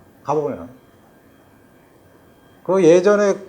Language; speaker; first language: Korean; native; Korean